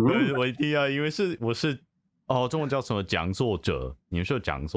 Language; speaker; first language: Chinese; non-native, fluent; English